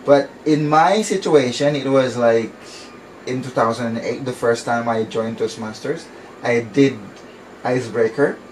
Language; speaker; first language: English; non-native, fluent; Indonesian